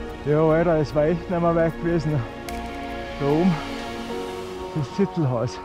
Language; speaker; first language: German; native; German